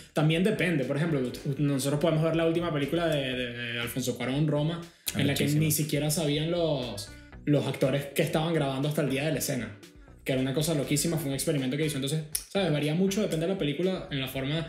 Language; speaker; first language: Spanish; native; Spanish